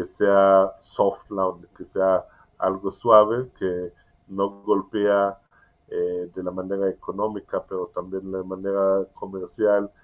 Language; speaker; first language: Spanish; non-native, learner; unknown